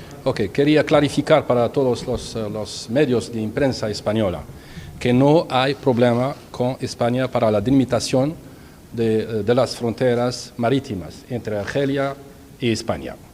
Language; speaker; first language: Spanish; non-native, fluent; Arabic